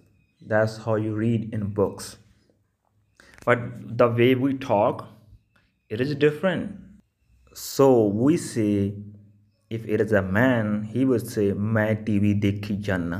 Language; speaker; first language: English; non-native, local second language; Punjabi